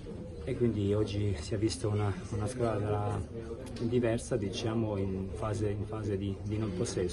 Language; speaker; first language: Italian; non-native, fluent; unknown